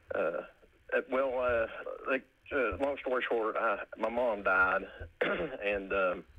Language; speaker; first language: English; native; English